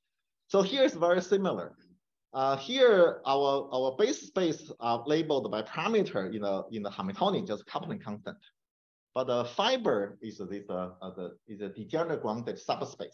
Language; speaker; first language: English; non-native, fluent; Chinese